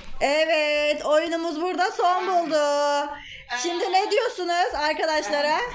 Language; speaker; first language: Turkish; native; Turkish